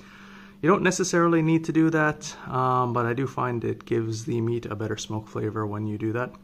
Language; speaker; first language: English; native; English